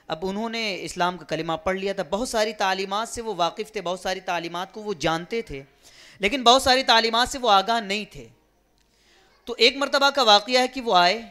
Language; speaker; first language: Urdu; native; Urdu